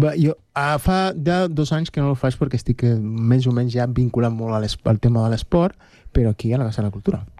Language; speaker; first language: Catalan; non-native, fluent; Spanish